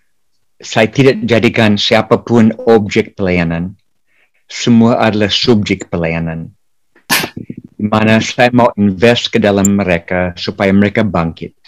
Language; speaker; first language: Indonesian; non-native, fluent; English